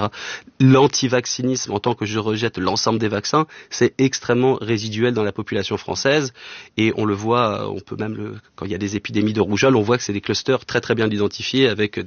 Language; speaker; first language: French; native; French